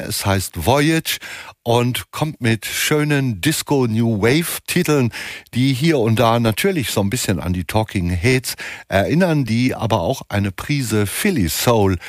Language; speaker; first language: German; native; German